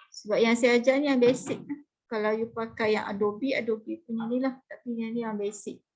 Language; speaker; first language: Malay; native; Malay